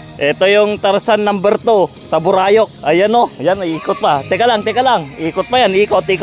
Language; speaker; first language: Filipino; non-native, local second language; Iloko